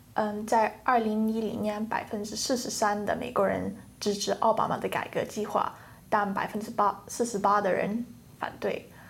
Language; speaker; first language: Chinese; early bilingual, heritage; Chinese